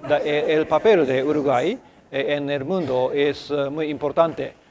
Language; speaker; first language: Spanish; non-native, learner; Japanese